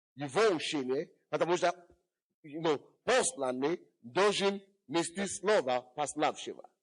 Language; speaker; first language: Russian; non-native, fluent; Yoruba